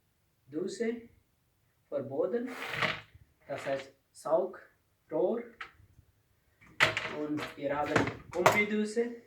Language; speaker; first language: German; non-native, learner; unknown